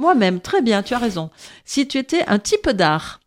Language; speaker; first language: French; native; French